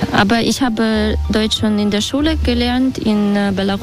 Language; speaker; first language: German; non-native, learner; Russian